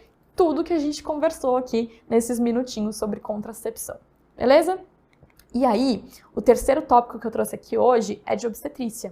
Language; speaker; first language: Portuguese; native; Portuguese